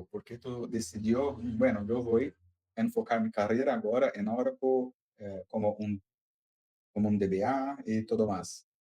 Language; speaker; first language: Spanish; non-native, fluent; Portuguese